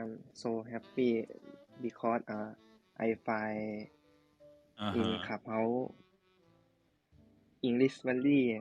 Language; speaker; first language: English; non-native, learner; Thai